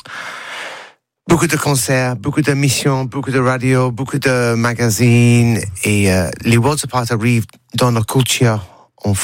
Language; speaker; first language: French; non-native, learner; English